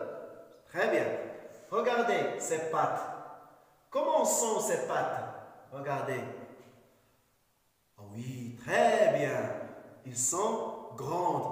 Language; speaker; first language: French; non-native, local second language; Arabic